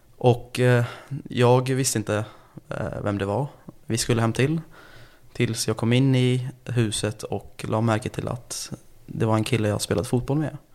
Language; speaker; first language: Swedish; early bilingual, other home language; Turkish